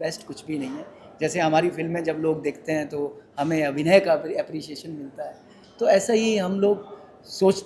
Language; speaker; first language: Hindi; native; Hindi